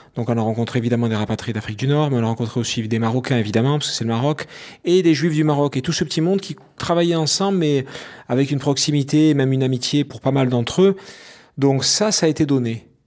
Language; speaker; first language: French; native; French